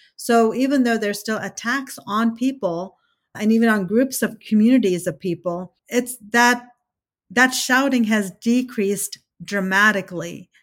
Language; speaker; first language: English; early bilingual, other home language; Telugu